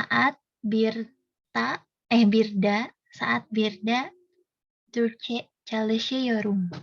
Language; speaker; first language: Turkish; non-native, learner; Indonesian